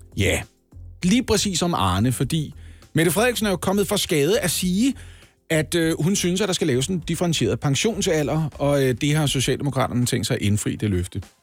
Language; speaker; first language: Danish; native; Danish